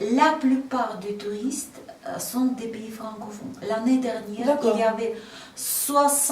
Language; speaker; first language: French; non-native, fluent; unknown